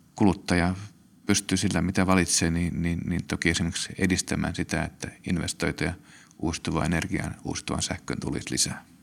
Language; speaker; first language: Finnish; native; Finnish